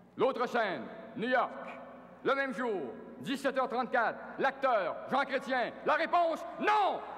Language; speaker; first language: French; native; French